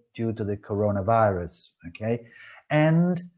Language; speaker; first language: English; non-native, fluent; Italian